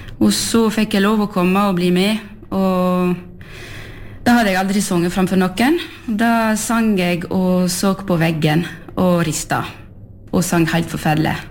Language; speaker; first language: Norwegian; non-native, fluent; French